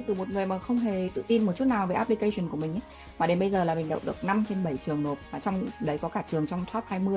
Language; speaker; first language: Vietnamese; native; Vietnamese